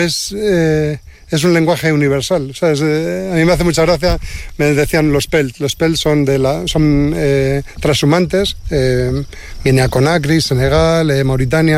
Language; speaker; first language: Spanish; native; Spanish